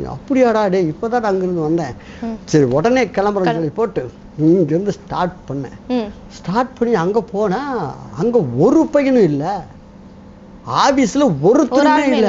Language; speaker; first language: Tamil; native; Tamil